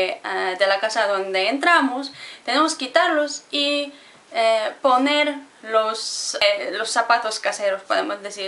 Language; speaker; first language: Spanish; non-native, fluent; Polish